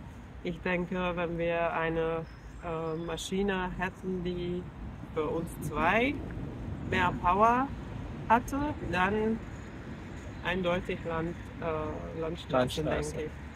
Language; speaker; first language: German; non-native, fluent; Finnish